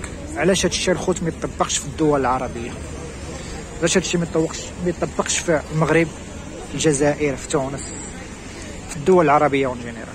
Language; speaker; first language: Arabic; native; Arabic